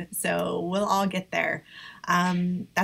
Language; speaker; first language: English; native; English